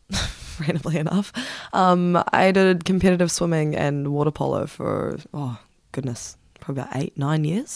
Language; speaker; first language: English; native; English